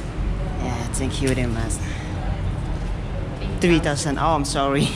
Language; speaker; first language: English; non-native, learner; Lao